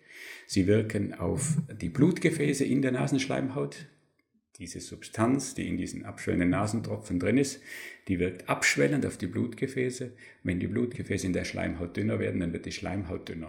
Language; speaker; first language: German; native; German